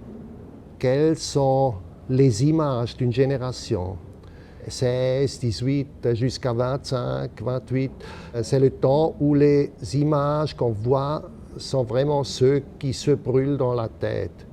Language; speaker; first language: French; non-native, fluent; German